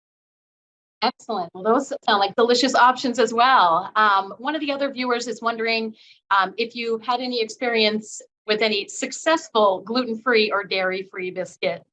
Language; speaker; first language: English; native; English